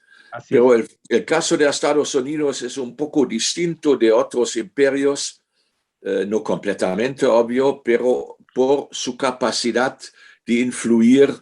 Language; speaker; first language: Spanish; non-native, fluent; German